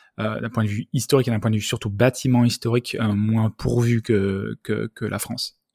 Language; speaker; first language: French; native; French